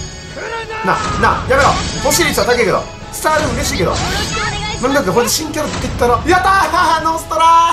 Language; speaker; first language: Japanese; native; Japanese